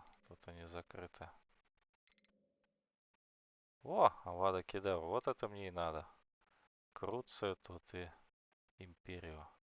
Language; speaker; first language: Russian; native; Russian